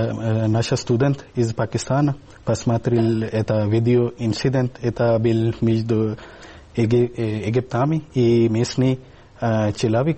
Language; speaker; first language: Russian; non-native, learner; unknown